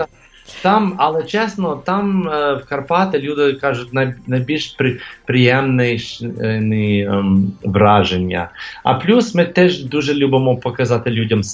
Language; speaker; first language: Ukrainian; early bilingual, heritage; English